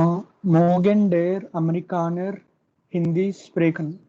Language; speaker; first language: German; non-native, learner; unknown